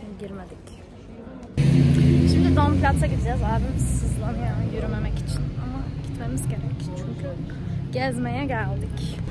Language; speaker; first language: Turkish; early bilingual, heritage; Turkish